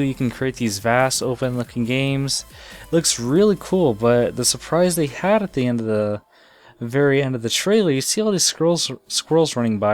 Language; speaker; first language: English; native; English